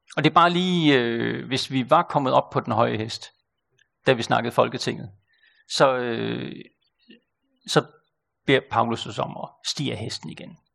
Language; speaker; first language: Danish; native; Danish